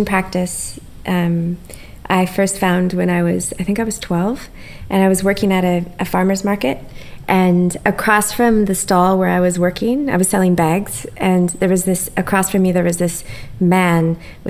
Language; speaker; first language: English; native; English